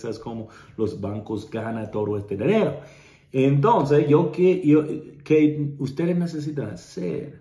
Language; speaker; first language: Spanish; non-native, learner; English